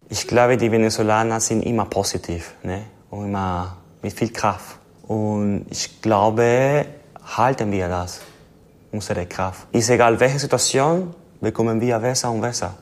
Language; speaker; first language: German; non-native, learner; Spanish